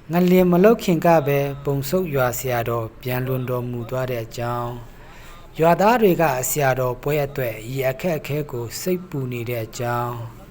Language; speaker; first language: Burmese; non-native, local second language; Pa'o Karen